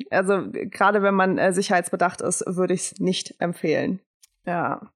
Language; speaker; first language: German; early bilingual, other home language; Turkish